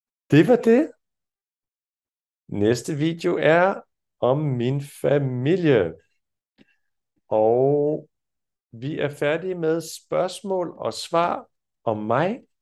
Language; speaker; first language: Danish; non-native, fluent; French